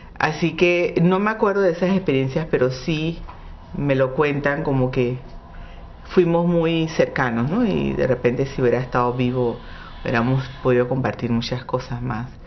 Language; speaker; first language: Spanish; non-native, local second language; English